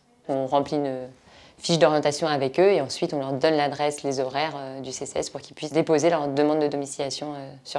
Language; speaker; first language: French; native; French